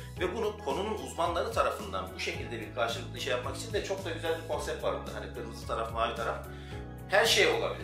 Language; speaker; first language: Turkish; native; Turkish